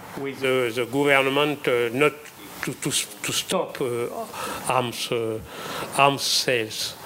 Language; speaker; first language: English; non-native, fluent; French